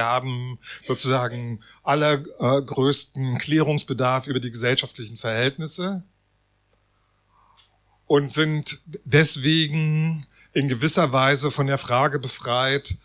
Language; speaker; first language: German; native; German